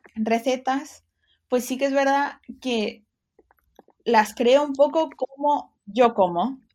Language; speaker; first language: Spanish; early bilingual, other home language; English